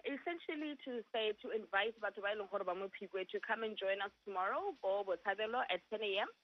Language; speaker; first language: English; non-native, local second language; Tswana